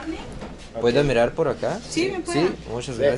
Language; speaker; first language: Spanish; non-native, learner; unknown